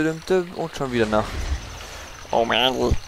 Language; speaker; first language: German; native; German